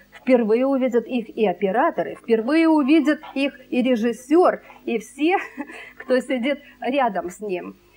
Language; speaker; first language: Russian; native; Russian